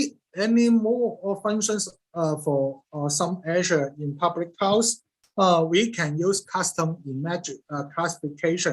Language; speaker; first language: English; non-native, learner; Cantonese